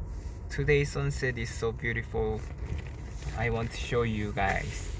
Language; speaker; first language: English; non-native, learner; Korean